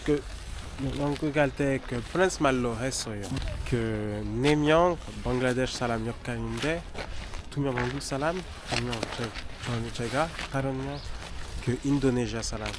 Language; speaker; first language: Korean; non-native, learner; French